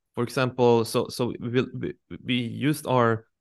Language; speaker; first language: English; non-native, fluent; Swedish